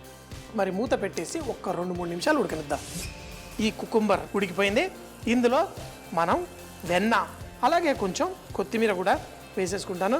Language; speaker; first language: Telugu; native; Telugu